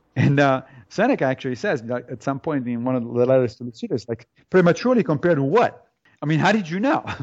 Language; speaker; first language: English; non-native, fluent; Italian